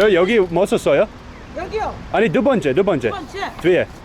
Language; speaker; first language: Korean; non-native, learner; Dutch